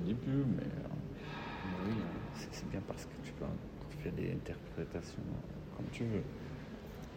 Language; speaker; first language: French; non-native, learner; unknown